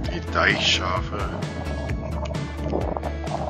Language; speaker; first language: German; native; German